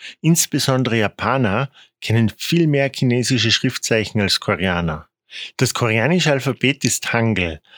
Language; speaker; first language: German; non-native, fluent; Korean